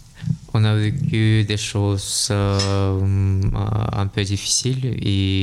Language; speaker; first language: French; non-native, fluent; Russian